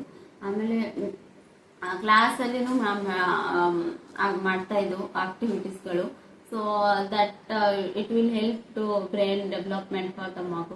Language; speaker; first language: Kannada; non-native, local second language; Odia